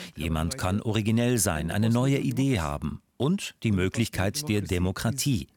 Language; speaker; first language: German; non-native, fluent; Hindi